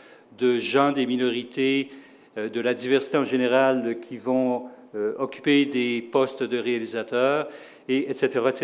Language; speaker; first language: French; native; French